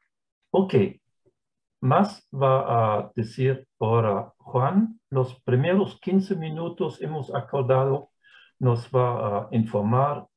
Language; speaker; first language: Spanish; non-native, fluent; German